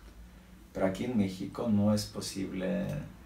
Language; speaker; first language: Spanish; non-native, learner; Norwegian